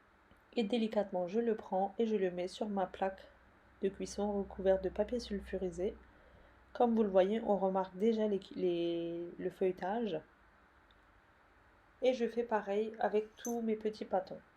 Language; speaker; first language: French; native; French